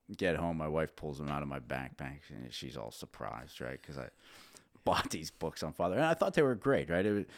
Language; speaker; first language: English; native; English